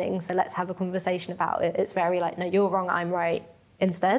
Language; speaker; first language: English; native; English